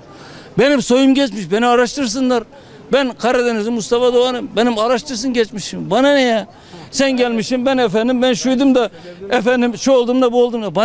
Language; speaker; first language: Turkish; native; Turkish